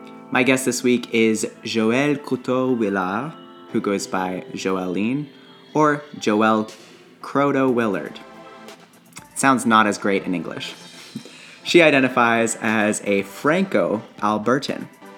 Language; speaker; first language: English; native; English